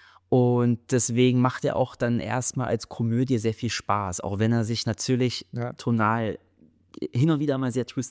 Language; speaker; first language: German; native; German